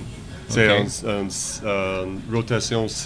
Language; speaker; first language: French; non-native, learner; English